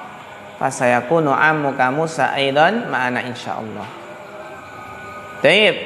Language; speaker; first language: Arabic; non-native, fluent; Indonesian